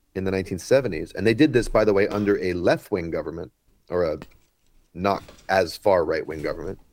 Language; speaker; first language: English; native; English